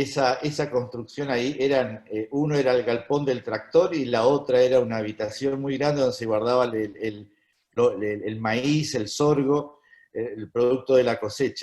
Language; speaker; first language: Spanish; native; Spanish